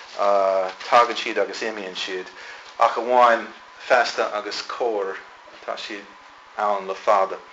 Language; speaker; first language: Irish; non-native, fluent; English